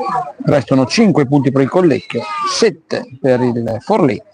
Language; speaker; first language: Italian; native; Italian